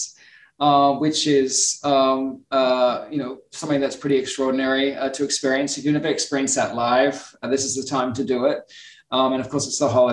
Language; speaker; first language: English; native; English